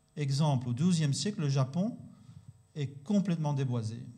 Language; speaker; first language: French; native; French